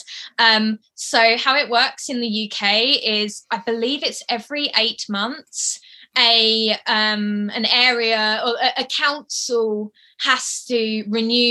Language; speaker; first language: English; native; English